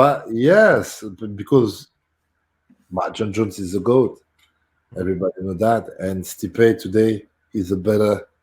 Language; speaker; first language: English; non-native, fluent; French